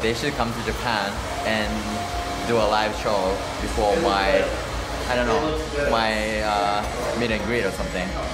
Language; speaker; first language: English; non-native, fluent; Japanese